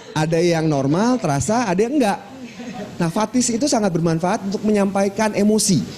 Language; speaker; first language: Indonesian; non-native, local second language; Minangkabau